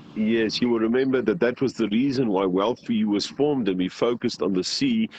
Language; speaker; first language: English; non-native, local second language; Afrikaans